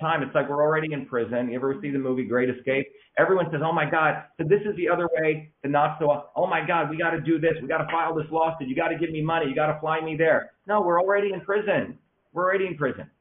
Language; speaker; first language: English; early bilingual, other home language; Tamil